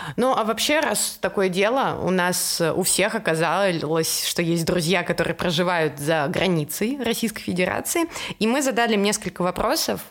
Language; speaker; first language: Russian; native; Russian